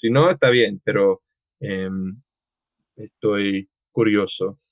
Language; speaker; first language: Spanish; non-native, fluent; English